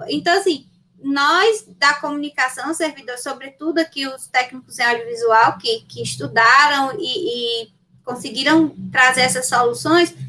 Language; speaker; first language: Portuguese; native; Portuguese